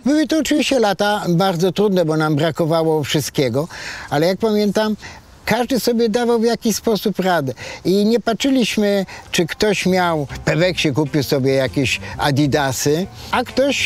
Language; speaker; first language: Polish; native; Polish